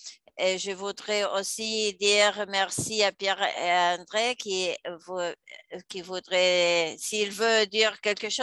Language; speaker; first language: French; non-native, fluent; English